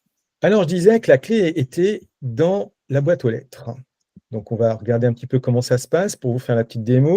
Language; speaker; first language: French; native; French